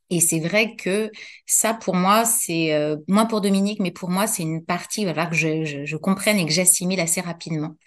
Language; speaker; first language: French; native; French